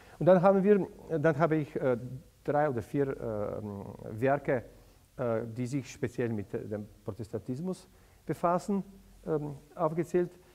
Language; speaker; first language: German; non-native, fluent; Slovenian